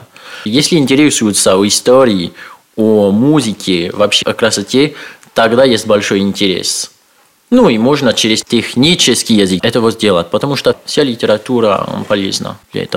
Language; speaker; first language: Russian; non-native, learner; French